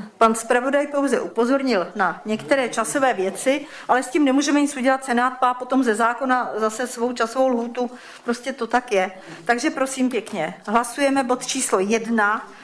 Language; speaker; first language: Czech; native; Czech